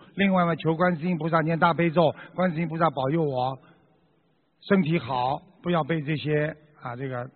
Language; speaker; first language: Chinese; native; Chinese